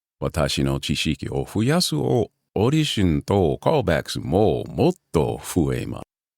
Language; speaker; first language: Japanese; non-native, learner; English